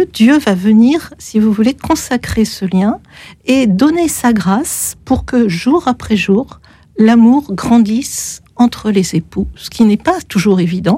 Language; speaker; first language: French; native; French